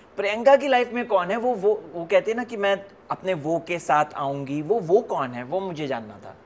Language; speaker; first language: Hindi; native; Hindi